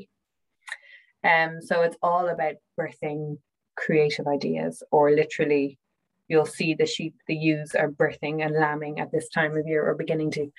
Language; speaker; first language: English; native; English